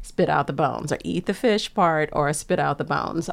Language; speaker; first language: English; native; English